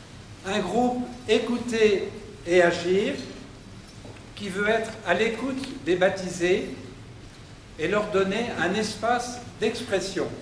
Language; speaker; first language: French; native; French